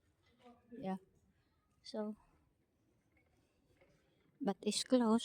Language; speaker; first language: English; non-native, learner; Filipino